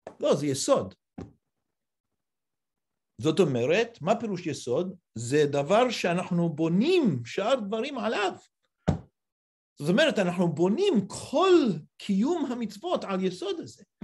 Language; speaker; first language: Hebrew; non-native, fluent; English